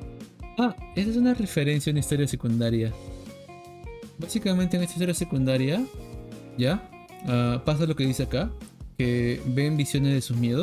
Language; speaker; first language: Spanish; native; Spanish